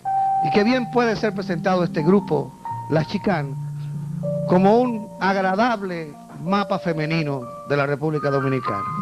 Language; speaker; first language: Spanish; native; Spanish